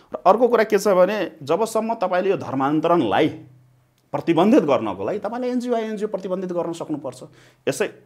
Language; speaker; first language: Nepali; non-native, local second language; Maithili